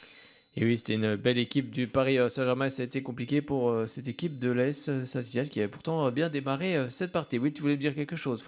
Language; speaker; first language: French; native; French